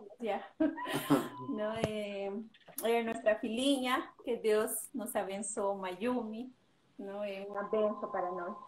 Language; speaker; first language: Portuguese; non-native, learner; Spanish